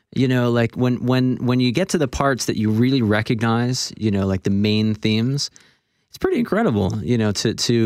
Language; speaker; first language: English; native; English